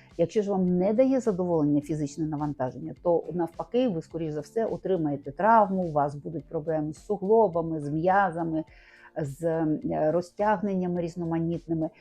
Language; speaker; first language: Ukrainian; native; Ukrainian